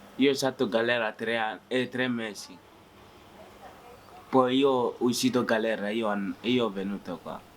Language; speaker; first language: Italian; non-native, learner; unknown